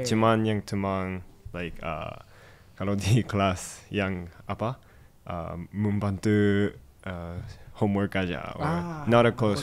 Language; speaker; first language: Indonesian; non-native, fluent; Japanese